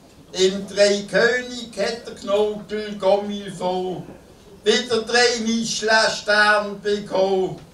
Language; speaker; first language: German; native; German